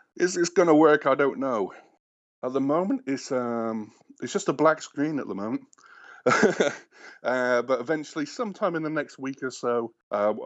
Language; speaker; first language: English; native; English